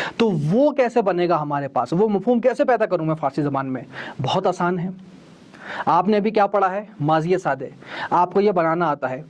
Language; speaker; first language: Urdu; native; Urdu